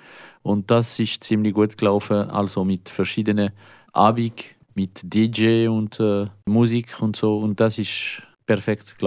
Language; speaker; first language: German; non-native, local second language; French